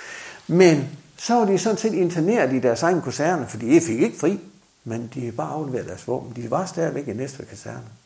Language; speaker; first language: Danish; native; Danish